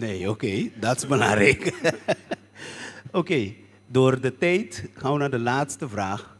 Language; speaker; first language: Dutch; non-native, local second language; Papiamento